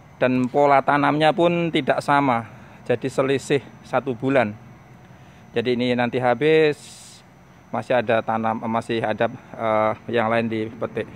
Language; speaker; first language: Indonesian; native; Indonesian